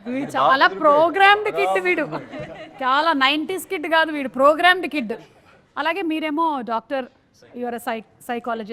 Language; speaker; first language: Telugu; non-native, local second language; Malayalam